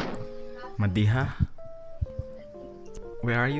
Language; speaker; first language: English; non-native, fluent; Indonesian